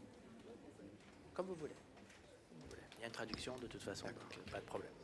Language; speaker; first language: French; native; French